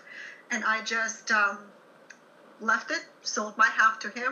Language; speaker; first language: English; non-native, fluent; Ukrainian